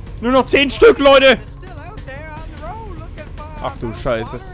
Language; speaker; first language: German; native; German